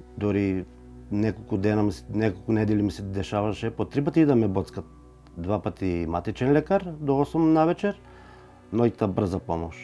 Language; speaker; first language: Macedonian; native; Macedonian